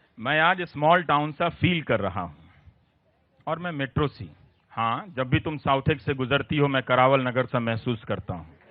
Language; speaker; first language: Hindi; non-native, local second language; Bhojpuri